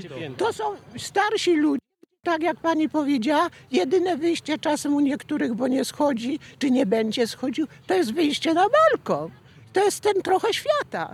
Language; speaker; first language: Polish; native; Polish